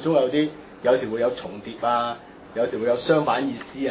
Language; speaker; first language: Chinese; non-native, local second language; Cantonese